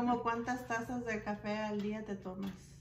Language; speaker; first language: Spanish; early bilingual, heritage; Spanish